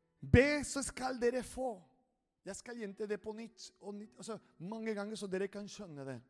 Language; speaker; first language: Norwegian; non-native, fluent; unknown